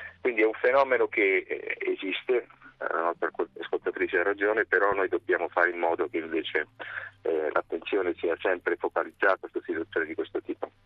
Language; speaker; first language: Italian; native; Italian